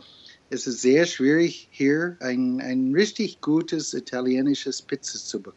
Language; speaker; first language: German; non-native, fluent; English